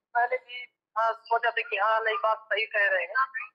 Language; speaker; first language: Hindi; native; Hindi